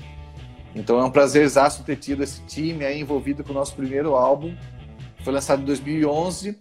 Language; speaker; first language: Portuguese; native; Portuguese